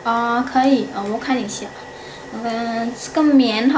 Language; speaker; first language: Chinese; non-native, learner; Indonesian